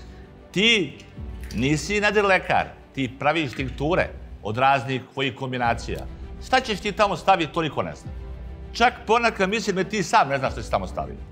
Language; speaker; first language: Serbian; native; Serbian